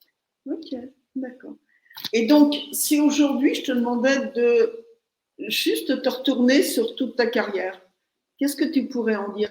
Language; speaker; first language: French; native; French